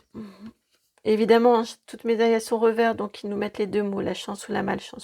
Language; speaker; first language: French; native; French